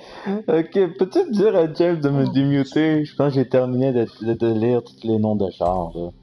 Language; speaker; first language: French; native; French